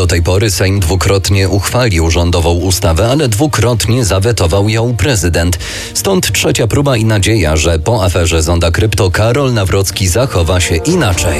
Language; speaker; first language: Polish; native; Polish